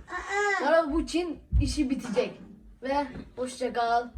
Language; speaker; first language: Turkish; early bilingual, other home language; Uyghur